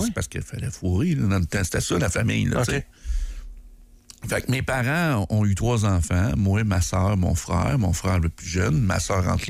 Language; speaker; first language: French; native; French